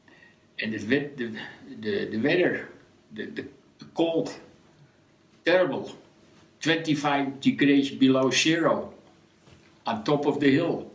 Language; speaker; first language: English; non-native, learner; Dutch